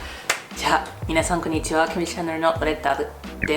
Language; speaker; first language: Japanese; non-native, fluent; English